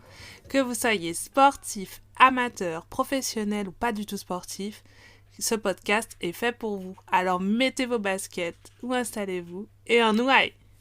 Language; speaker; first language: French; native; French